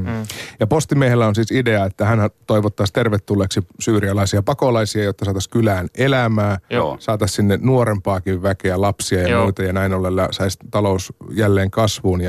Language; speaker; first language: Finnish; native; Finnish